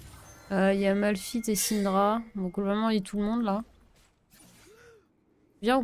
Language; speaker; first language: French; native; French